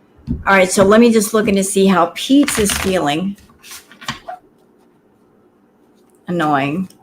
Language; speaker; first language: English; native; English